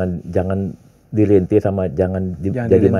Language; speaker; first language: Indonesian; native; Indonesian